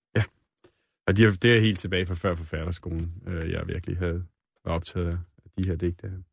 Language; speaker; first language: Danish; native; Danish